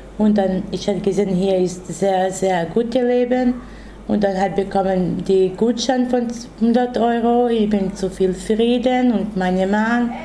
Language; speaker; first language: German; non-native, learner; Romany